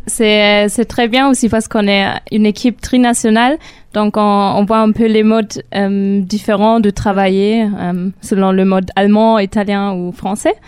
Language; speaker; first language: French; non-native, fluent; German